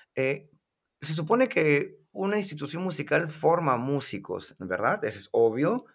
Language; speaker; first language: Spanish; native; Spanish